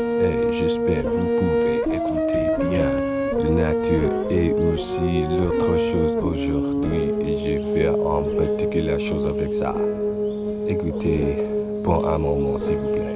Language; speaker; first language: French; non-native, learner; English